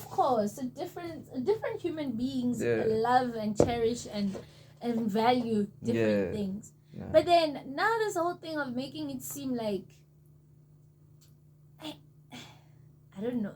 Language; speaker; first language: English; non-native, local second language; Zulu